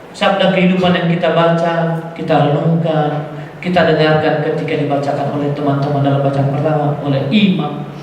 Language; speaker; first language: Indonesian; non-native, local second language; Batak Toba